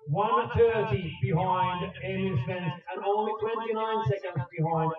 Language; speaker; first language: English; non-native, fluent; Finnish